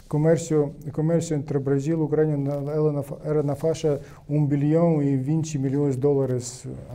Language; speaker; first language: Portuguese; non-native, learner; Ukrainian